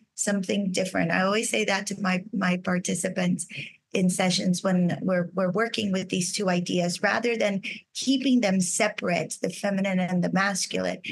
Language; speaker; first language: English; non-native, fluent; Portuguese